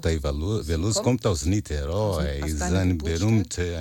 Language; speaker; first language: German; non-native, fluent; Portuguese